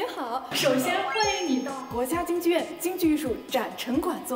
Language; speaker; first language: Chinese; native; Chinese